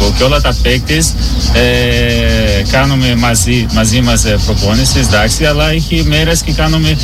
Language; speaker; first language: Greek; non-native, learner; Portuguese